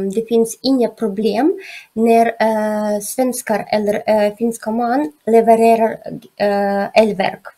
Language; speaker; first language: Swedish; non-native, learner; Ukrainian